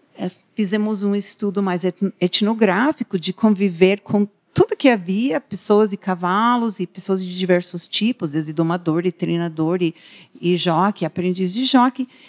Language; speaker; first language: Portuguese; non-native, fluent; English